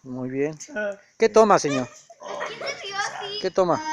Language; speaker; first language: Spanish; native; Spanish